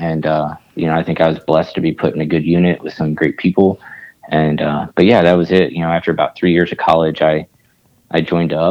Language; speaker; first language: English; native; English